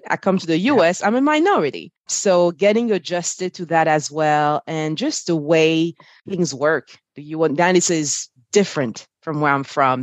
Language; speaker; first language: English; non-native, fluent; French